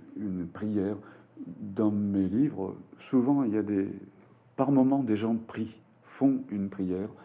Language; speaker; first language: French; non-native, fluent; Japanese